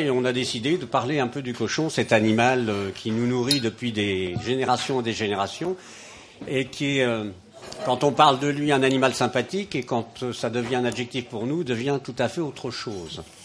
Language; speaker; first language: French; native; French